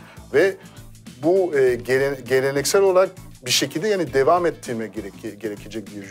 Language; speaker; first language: Turkish; non-native, fluent; French